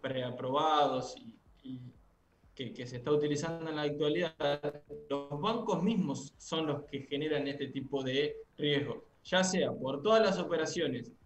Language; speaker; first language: Spanish; native; Spanish